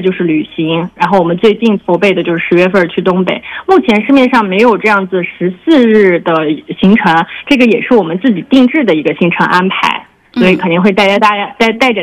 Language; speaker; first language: Chinese; native; Chinese